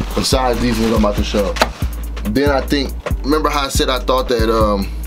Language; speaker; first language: English; native; English